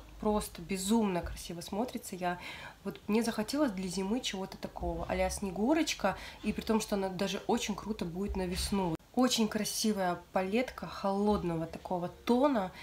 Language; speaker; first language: Russian; native; Russian